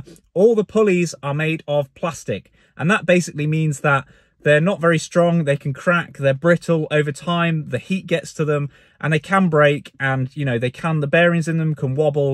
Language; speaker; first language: English; native; English